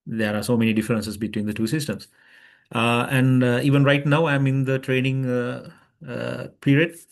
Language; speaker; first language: English; non-native, local second language; Sinhala